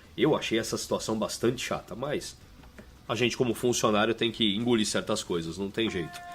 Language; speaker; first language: Portuguese; native; Portuguese